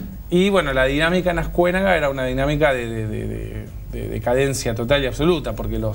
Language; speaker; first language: Spanish; native; Spanish